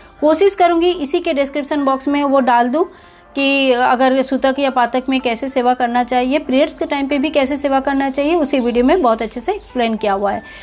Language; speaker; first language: Hindi; non-native, local second language; Bangla